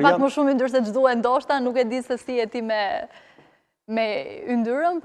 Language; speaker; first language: Albanian; native; Albanian